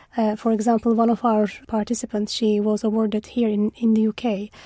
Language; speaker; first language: English; non-native, fluent; Turkish